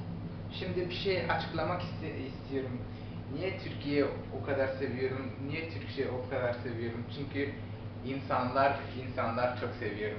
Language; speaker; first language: Turkish; non-native, learner; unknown